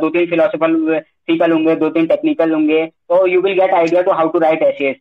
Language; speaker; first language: Hindi; native; Hindi